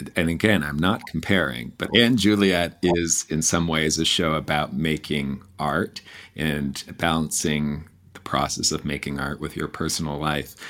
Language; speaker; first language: English; native; English